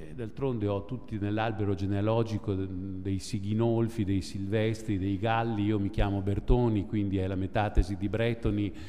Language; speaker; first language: Italian; native; Italian